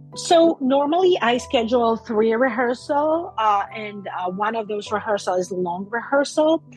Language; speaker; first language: English; non-native, fluent; Russian